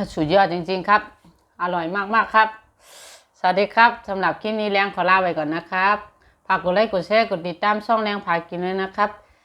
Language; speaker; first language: Thai; non-native, fluent; Shan